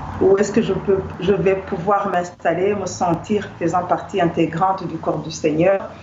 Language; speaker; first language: French; non-native, local second language; Kinyarwanda